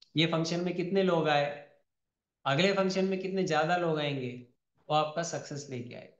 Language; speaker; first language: Hindi; non-native, local second language; Telugu